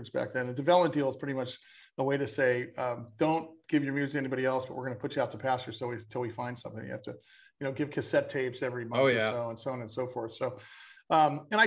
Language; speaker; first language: English; native; English